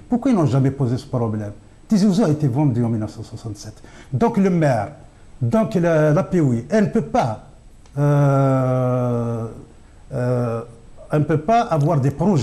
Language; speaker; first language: French; non-native, local second language; Kabyle